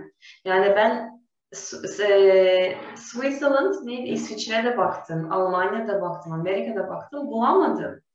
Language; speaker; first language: Turkish; non-native, fluent; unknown